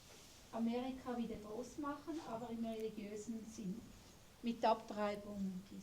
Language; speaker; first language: German; non-native, fluent; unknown